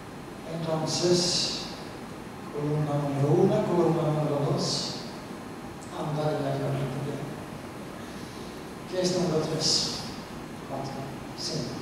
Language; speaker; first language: Spanish; non-native, fluent; Norwegian